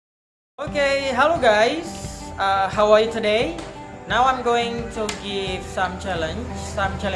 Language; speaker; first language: English; non-native, learner; Indonesian